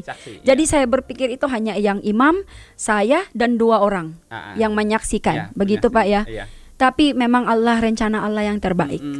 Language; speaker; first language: Indonesian; non-native, fluent; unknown